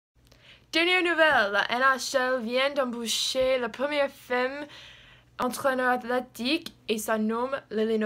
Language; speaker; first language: French; non-native, learner; English